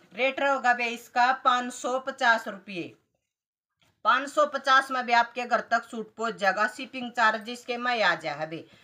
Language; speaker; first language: Hindi; native; Hindi